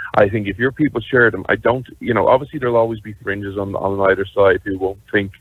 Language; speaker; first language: English; native; English